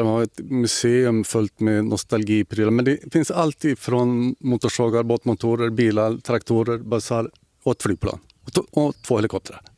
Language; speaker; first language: Swedish; native; Swedish